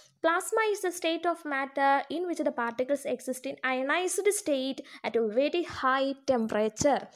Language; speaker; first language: English; non-native, local second language; Malayalam